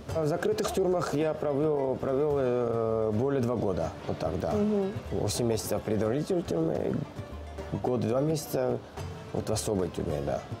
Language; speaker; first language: Russian; non-native, local second language; Georgian